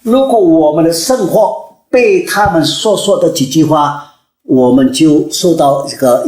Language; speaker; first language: Chinese; early bilingual, heritage; Chinese